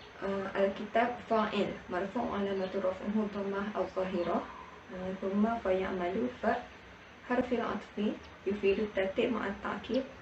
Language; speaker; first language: Arabic; non-native, learner; Malay